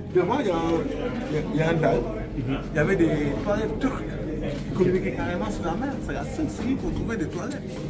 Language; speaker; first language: French; non-native, local second language; Wolof